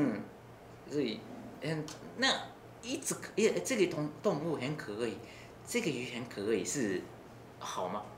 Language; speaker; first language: Chinese; non-native, learner; Japanese